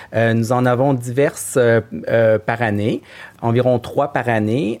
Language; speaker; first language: French; native; French